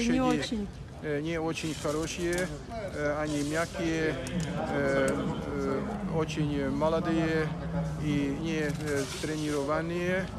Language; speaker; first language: Russian; non-native, learner; Hungarian